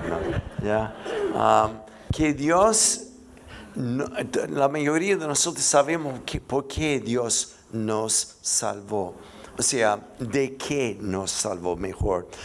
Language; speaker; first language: Spanish; non-native, fluent; English